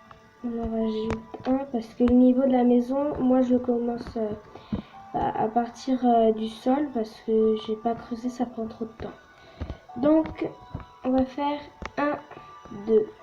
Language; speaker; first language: French; native; French